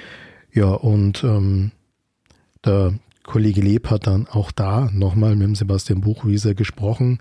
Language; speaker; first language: German; native; German